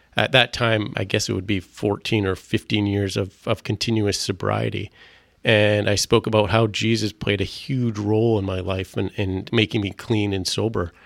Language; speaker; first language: English; non-native, fluent; French